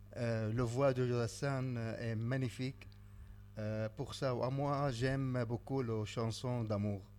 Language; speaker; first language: French; non-native, learner; Arabic